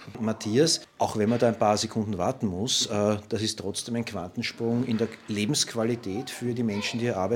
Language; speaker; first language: German; native; German